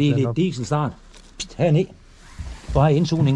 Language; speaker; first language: Danish; native; Danish